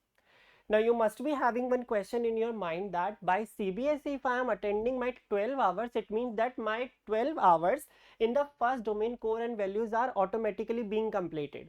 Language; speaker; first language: English; non-native, local second language; Hindi